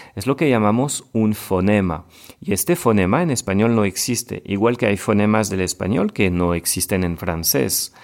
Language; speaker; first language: French; native; French